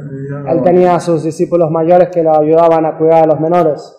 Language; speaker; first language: Spanish; native; Spanish